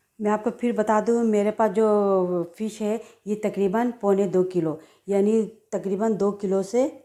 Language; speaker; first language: Urdu; native; Urdu